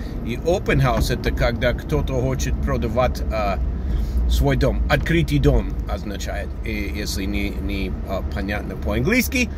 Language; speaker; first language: Russian; non-native, fluent; English